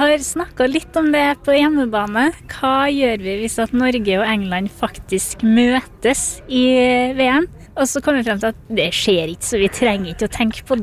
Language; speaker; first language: Norwegian; native; Norwegian